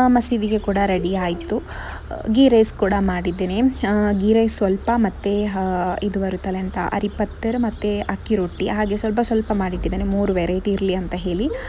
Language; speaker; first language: Kannada; non-native, local second language; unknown